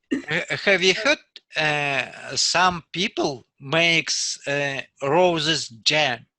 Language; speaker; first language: English; non-native, learner; Russian